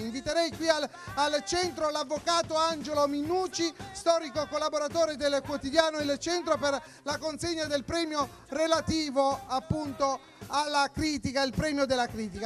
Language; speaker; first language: Italian; native; Italian